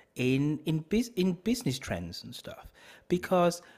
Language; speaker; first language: English; native; English